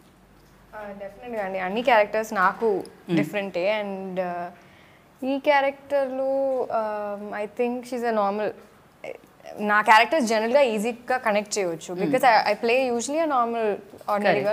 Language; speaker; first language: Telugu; non-native, learner; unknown